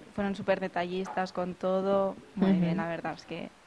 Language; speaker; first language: Spanish; native; Spanish